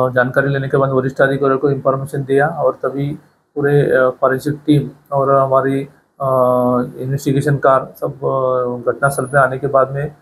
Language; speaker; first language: Hindi; non-native, local second language; Marathi